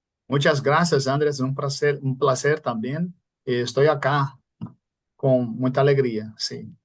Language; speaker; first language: Spanish; non-native, fluent; Portuguese